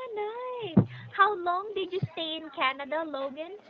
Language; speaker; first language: English; non-native, fluent; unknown